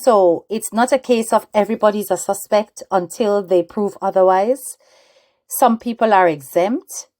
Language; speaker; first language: English; native; English